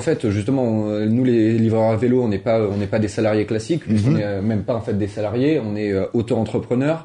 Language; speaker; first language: French; native; French